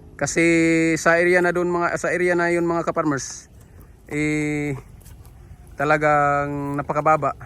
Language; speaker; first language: Filipino; native; Filipino